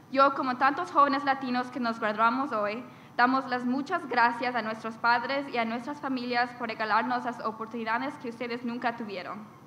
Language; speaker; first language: Spanish; early bilingual, heritage; Spanish